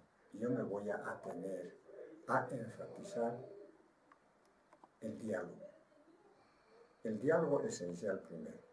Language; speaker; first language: Spanish; non-native, local second language; Aymara